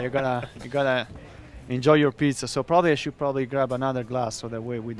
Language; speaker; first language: English; non-native, fluent; Italian